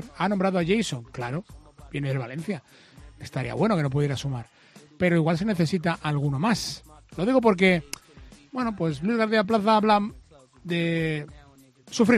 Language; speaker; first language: Spanish; native; Spanish